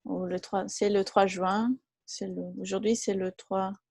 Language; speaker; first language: French; non-native, fluent; Portuguese